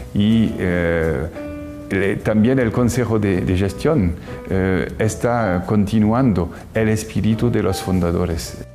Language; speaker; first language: Spanish; non-native, fluent; French